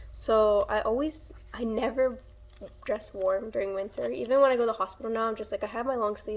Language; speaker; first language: English; native; English